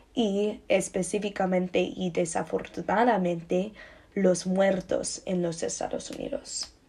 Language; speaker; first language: Spanish; non-native, learner; English